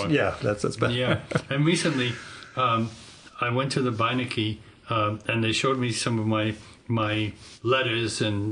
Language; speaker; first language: English; native; English